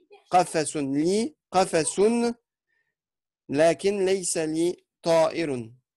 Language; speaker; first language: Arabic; non-native, fluent; French